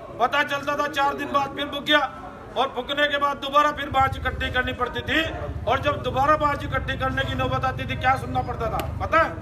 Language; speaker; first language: Hindi; native; Hindi